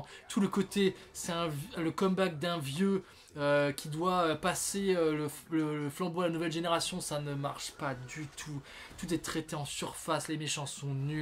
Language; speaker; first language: French; native; French